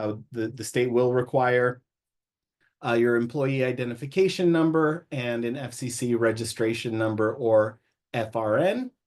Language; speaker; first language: English; native; English